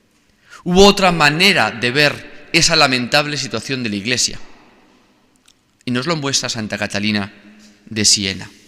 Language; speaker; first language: Spanish; native; Spanish